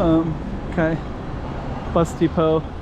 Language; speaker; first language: English; native; English